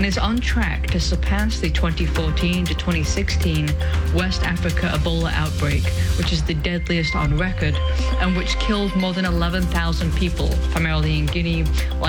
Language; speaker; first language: English; native; English